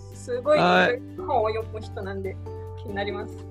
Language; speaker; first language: Japanese; non-native, fluent; Romanian